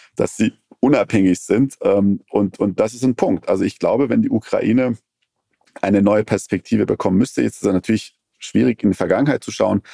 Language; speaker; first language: German; early bilingual, other home language; Persian